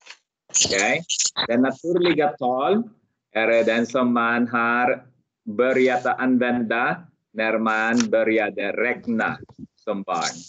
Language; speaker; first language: Swedish; non-native, fluent; Arabic